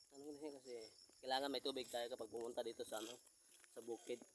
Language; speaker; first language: Filipino; non-native, local second language; Cebuano